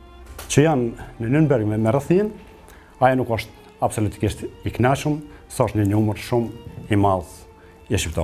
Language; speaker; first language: Albanian; native; Albanian